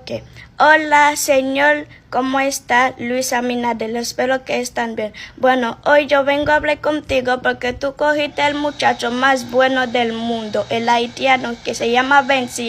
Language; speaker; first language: Spanish; non-native, fluent; Haitian Creole